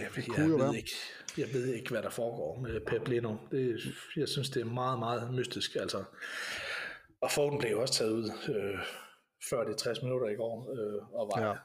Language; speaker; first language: Danish; native; Danish